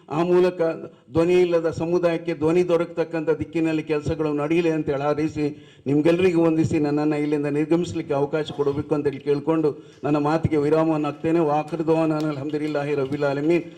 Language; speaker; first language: Kannada; non-native, local second language; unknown